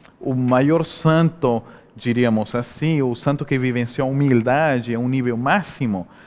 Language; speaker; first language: Portuguese; non-native, fluent; Spanish